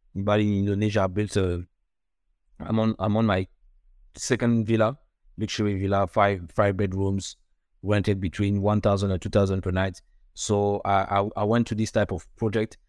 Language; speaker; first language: English; non-native, local second language; French